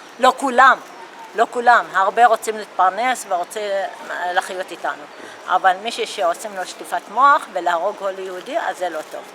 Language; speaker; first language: Hebrew; non-native, fluent; Arabic